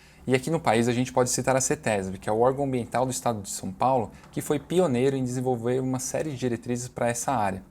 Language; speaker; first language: Portuguese; native; Portuguese